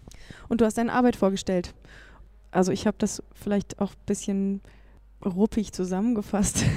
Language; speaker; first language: German; native; German